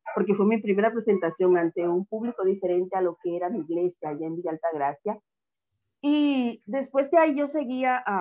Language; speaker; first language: Spanish; native; Spanish